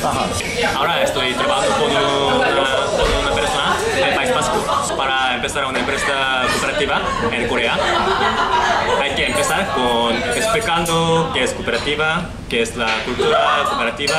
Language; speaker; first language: Spanish; non-native, learner; Korean